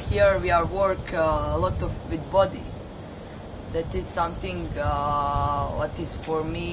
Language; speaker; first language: English; non-native, learner; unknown